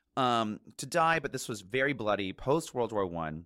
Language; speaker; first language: English; native; English